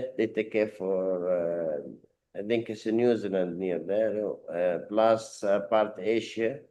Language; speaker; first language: English; non-native, learner; Arabic